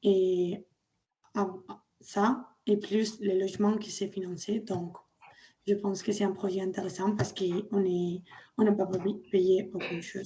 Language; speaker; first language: French; non-native, learner; Spanish